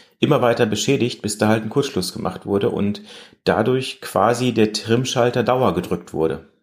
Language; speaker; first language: German; native; German